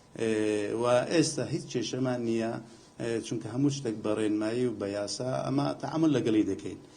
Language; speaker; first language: Central Kurdish; non-native, local second language; Assyrian Neo-Aramaic